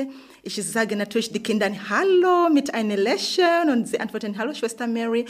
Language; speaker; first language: German; non-native, learner; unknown